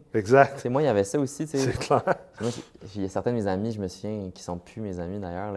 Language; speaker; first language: French; native; French